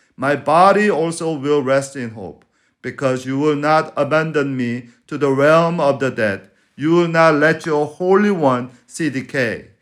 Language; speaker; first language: English; non-native, fluent; Spanish